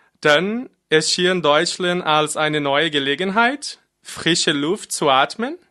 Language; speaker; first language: German; non-native, fluent; Portuguese